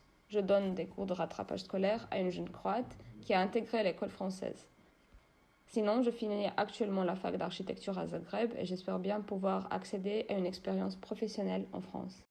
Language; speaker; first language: French; non-native, fluent; Croatian